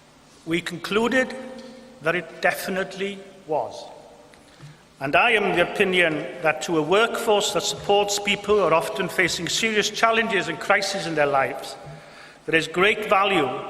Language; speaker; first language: English; non-native, local second language; Welsh